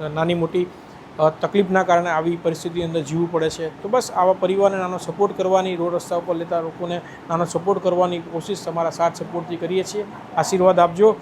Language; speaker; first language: Gujarati; native; Gujarati